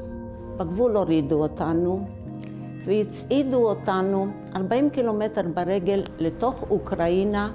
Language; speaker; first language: Hebrew; early bilingual, other home language; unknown